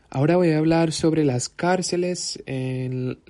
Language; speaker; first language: Spanish; early bilingual, heritage; Spanish